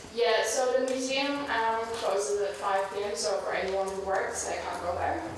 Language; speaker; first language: English; non-native, fluent; German